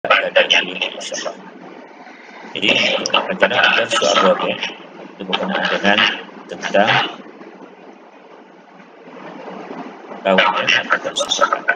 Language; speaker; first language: Malay; native; Malay